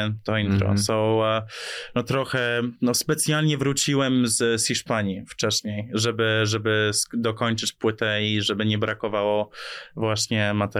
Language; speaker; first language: Polish; early bilingual, heritage; English